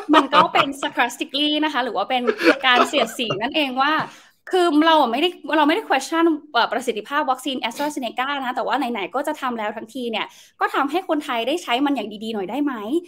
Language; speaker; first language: Thai; native; Thai